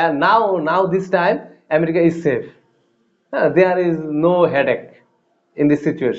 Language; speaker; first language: English; non-native, learner; Bangla